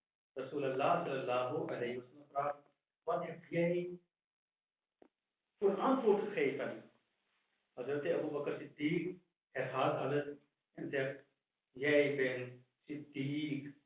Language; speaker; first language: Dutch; non-native, fluent; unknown